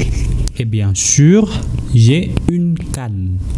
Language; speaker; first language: French; non-native, fluent; Indonesian